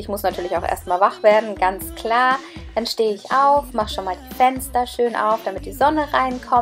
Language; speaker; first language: German; native; German